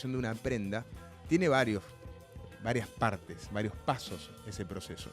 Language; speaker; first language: Spanish; native; Spanish